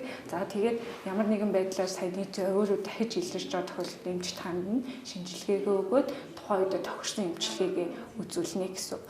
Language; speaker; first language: Mongolian; native; Mongolian